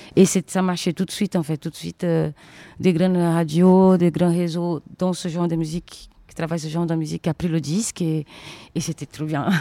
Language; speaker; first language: French; non-native, fluent; Portuguese